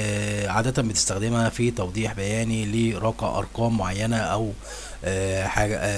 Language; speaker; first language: Arabic; native; Arabic